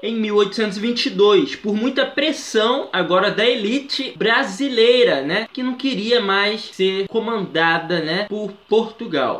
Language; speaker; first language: Portuguese; native; Portuguese